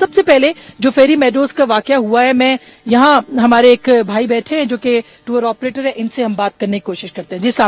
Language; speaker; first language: Urdu; native; Urdu